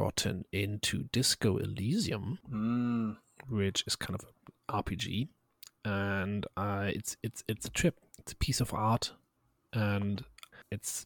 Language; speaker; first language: English; non-native, fluent; German